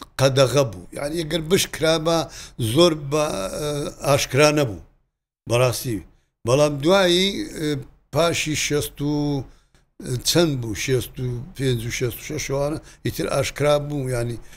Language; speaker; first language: Central Kurdish; native; Central Kurdish